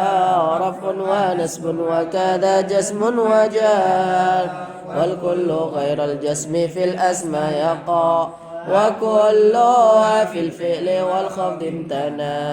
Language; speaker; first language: Arabic; non-native, fluent; Indonesian